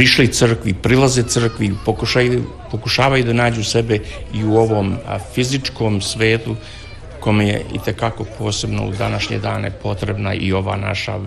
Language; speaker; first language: Serbian; native; Serbian